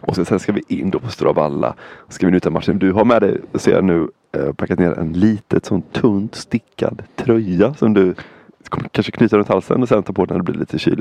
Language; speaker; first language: Swedish; native; Swedish